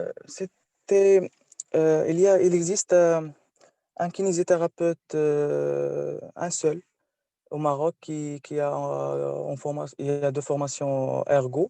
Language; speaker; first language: French; non-native, local second language; Arabic